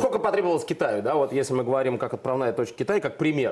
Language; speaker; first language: Russian; native; Russian